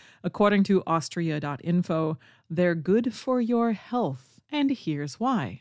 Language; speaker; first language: English; native; English